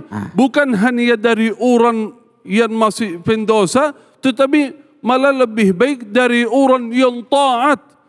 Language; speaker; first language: Malay; non-native, fluent; Arabic